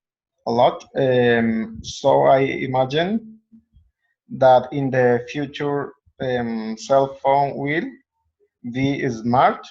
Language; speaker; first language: English; non-native, learner; Spanish